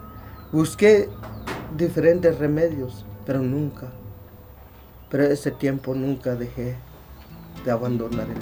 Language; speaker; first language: Spanish; non-native, local second language; Tzotzil